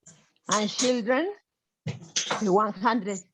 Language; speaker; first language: English; non-native, learner; Spanish